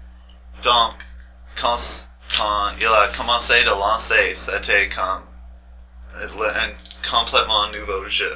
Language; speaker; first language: French; non-native, learner; English